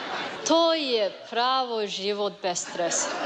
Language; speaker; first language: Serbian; non-native, learner; Chinese